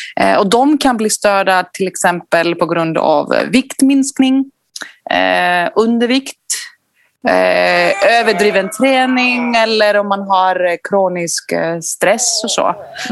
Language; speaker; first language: Swedish; non-native, fluent; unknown